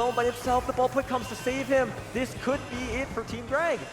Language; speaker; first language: English; native; English